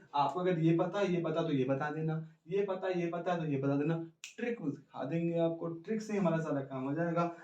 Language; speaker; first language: Hindi; native; Hindi